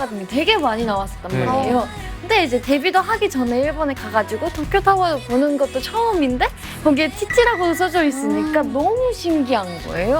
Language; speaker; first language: Korean; non-native, fluent; Japanese